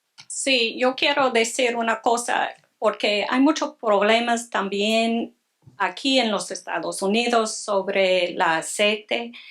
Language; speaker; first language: Spanish; non-native, learner; English